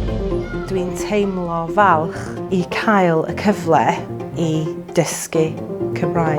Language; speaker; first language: Welsh; non-native, learner; English